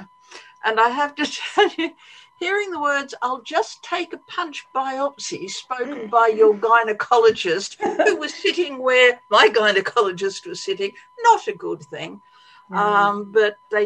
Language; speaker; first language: English; native; English